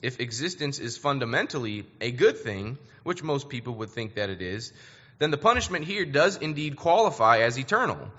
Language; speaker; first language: English; native; English